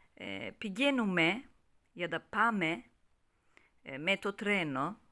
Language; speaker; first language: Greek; non-native, learner; Turkish